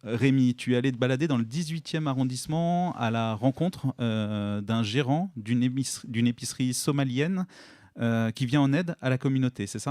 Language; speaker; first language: French; native; French